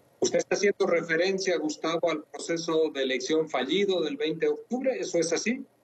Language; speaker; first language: Spanish; native; Spanish